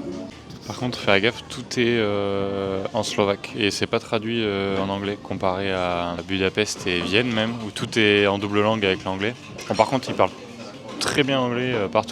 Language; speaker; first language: French; native; French